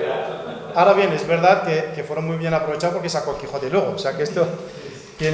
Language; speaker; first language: Spanish; native; Spanish